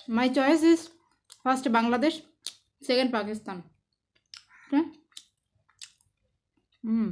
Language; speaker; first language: English; non-native, learner; Bangla